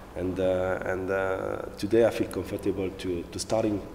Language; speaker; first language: English; non-native, fluent; French